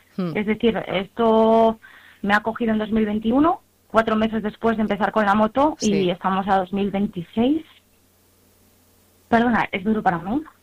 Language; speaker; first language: Spanish; native; Spanish